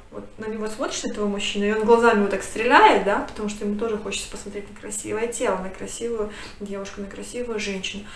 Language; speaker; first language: Russian; native; Russian